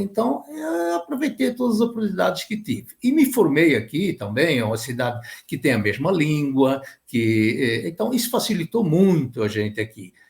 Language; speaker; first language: Portuguese; native; Portuguese